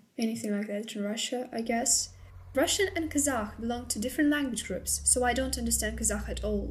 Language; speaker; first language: English; non-native, fluent; Russian